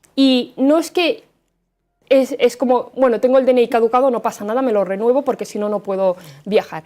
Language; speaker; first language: Spanish; early bilingual, other home language; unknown